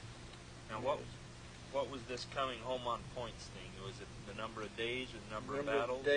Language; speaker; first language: English; native; English